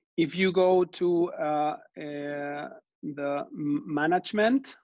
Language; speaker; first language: English; non-native, fluent; Spanish